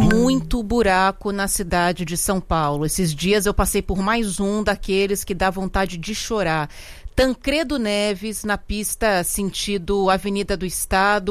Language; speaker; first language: Portuguese; native; Portuguese